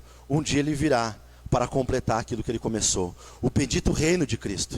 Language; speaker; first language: Portuguese; native; Portuguese